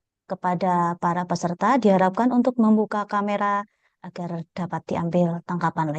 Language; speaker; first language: Indonesian; native; Indonesian